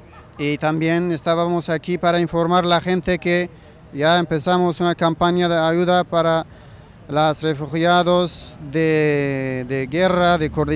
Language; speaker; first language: Spanish; non-native, learner; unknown